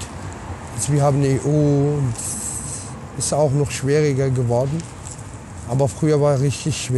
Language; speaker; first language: German; non-native, learner; Arabic